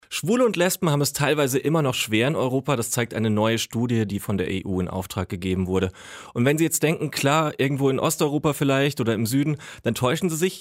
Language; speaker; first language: German; native; German